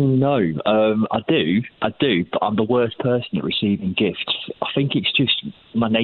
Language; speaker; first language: English; native; English